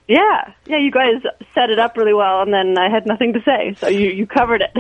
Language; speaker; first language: English; native; English